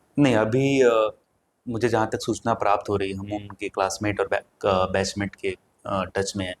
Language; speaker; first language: Hindi; native; Hindi